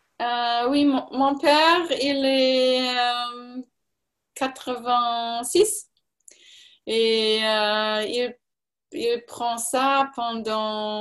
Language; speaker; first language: French; non-native, learner; German